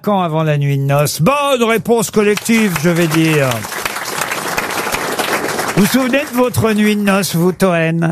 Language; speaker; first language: French; native; French